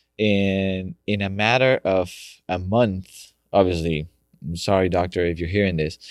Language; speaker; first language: English; non-native, fluent; Spanish